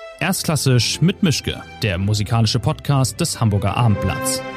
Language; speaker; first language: German; native; German